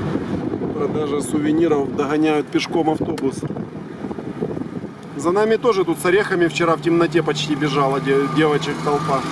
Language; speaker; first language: Russian; native; Russian